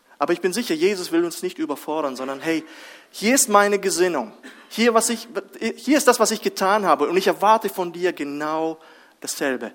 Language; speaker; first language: German; early bilingual, other home language; Russian